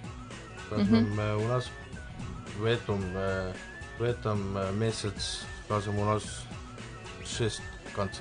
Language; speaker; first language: Russian; non-native, learner; Estonian